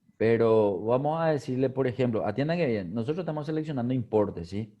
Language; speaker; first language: Spanish; native; Spanish